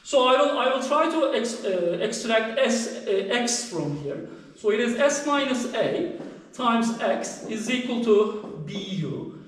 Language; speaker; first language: English; non-native, fluent; Turkish